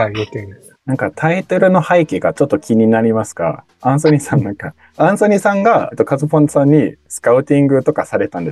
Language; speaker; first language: Japanese; native; Japanese